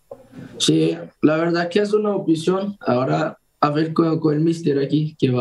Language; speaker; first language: Spanish; non-native, fluent; Portuguese